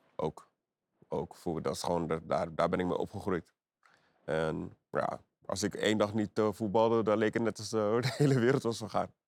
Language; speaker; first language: Dutch; native; Dutch